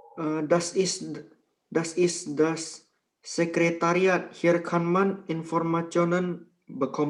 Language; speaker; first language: German; non-native, learner; Indonesian